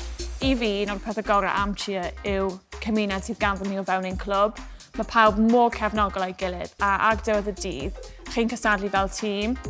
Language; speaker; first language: Welsh; native; Welsh